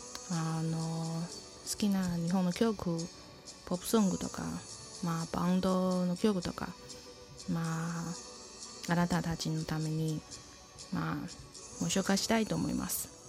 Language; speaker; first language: Japanese; non-native, learner; Chinese